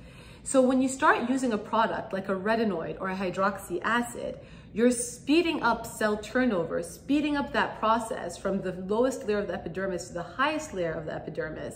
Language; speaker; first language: English; native; English